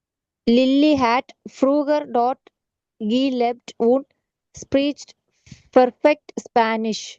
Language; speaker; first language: German; non-native, learner; Tamil